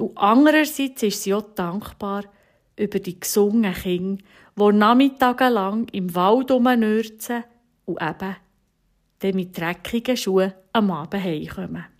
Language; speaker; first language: German; native; German